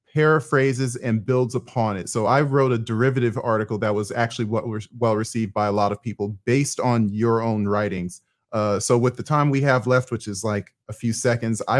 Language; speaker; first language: English; native; English